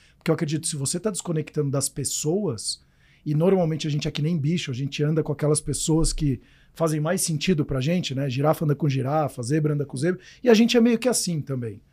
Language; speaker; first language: Portuguese; native; Portuguese